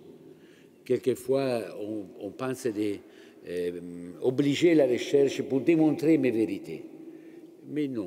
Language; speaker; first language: French; non-native, fluent; Italian